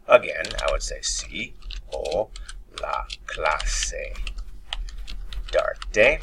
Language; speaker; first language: Italian; non-native, fluent; English